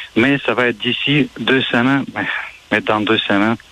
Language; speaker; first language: French; non-native, fluent; Ukrainian